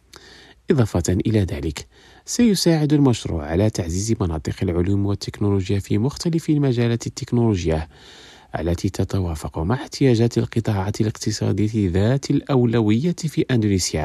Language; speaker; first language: Arabic; non-native, fluent; Indonesian